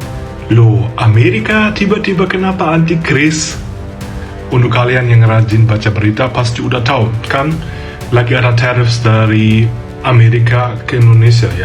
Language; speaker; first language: Indonesian; non-native, fluent; German